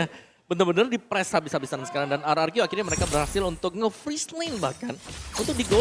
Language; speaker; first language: Indonesian; native; Indonesian